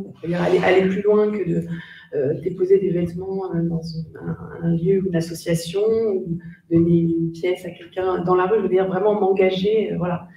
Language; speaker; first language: French; native; French